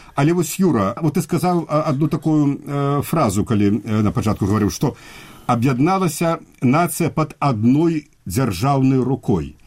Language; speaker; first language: Belarusian; native; Belarusian